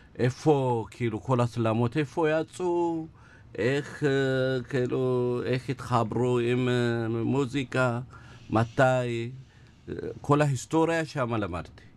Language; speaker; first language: Hebrew; non-native, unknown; Amharic